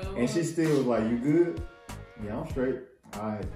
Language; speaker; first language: English; native; English